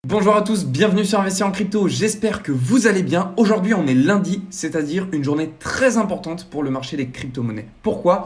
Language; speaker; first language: French; native; French